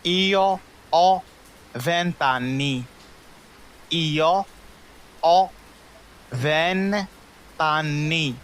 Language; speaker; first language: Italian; non-native, fluent; Arabic